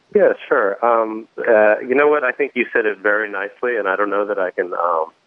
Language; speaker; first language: English; native; English